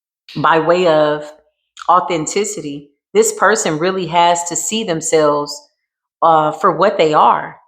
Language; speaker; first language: English; native; English